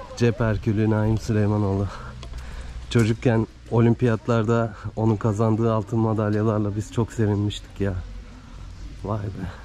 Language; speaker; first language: Turkish; native; Turkish